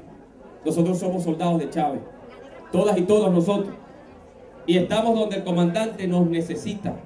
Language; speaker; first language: Spanish; native; Spanish